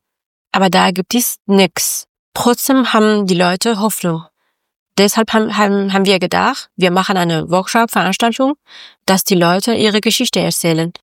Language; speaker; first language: German; non-native, learner; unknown